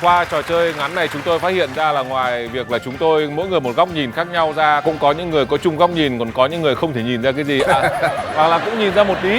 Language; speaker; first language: Vietnamese; native; Vietnamese